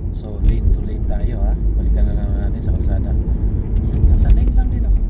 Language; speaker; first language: Filipino; native; Filipino